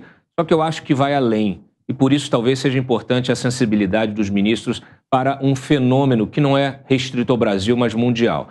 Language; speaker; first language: Portuguese; native; Portuguese